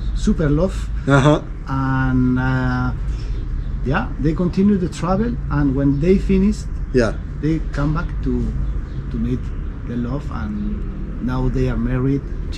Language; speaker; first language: English; non-native, learner; Spanish